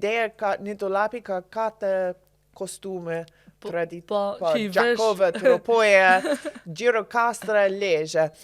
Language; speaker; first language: Albanian; non-native, learner; English